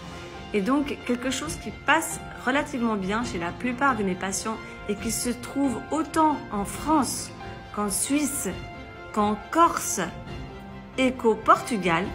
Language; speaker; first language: French; native; French